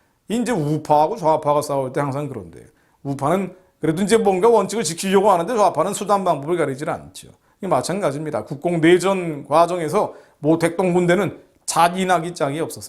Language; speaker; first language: Korean; native; Korean